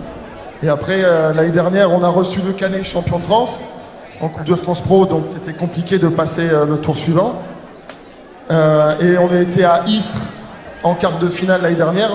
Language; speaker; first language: French; native; French